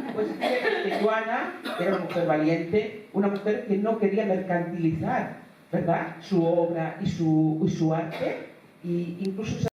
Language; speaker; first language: Spanish; native; Spanish